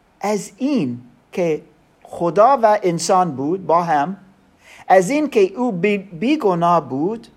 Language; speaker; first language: Persian; non-native, learner; German